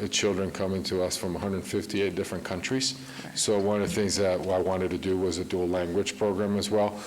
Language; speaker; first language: English; early bilingual, other home language; Spanish